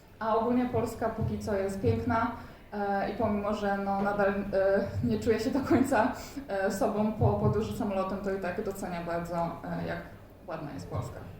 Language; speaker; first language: Polish; native; Polish